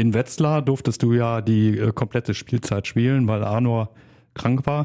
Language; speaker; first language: German; native; German